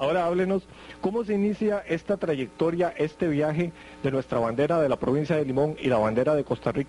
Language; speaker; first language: Spanish; native; Spanish